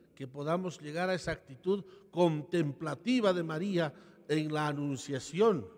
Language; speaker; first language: Spanish; native; Spanish